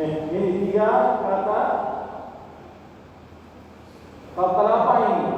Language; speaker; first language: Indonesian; non-native, learner; Arabic